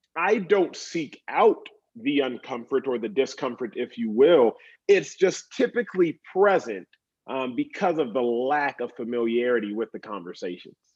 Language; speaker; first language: English; native; English